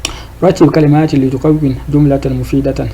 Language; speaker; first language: Arabic; non-native, fluent; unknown